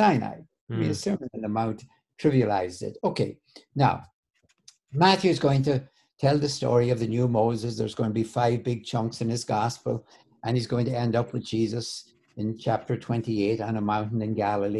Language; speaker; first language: English; native; English